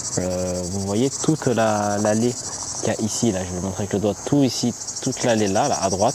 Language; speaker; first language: French; native; French